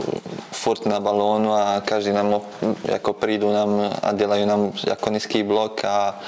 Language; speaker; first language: Czech; non-native, fluent; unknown